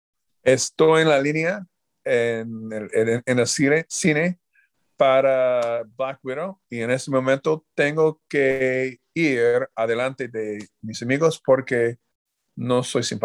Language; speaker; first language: Spanish; non-native, learner; English